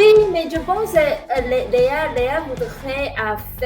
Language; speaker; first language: French; non-native, learner; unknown